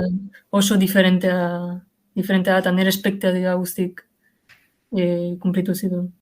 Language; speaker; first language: Basque; early bilingual, other home language; Portuguese